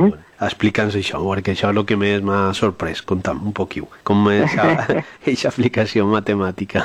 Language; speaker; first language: Catalan; native; Catalan